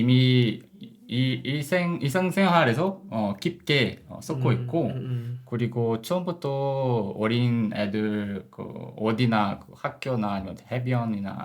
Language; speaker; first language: Korean; non-native, learner; Portuguese